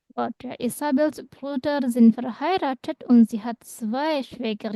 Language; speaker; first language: German; non-native, fluent; Indonesian